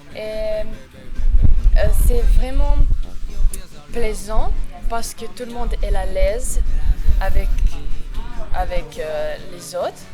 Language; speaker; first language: French; non-native, fluent; Serbian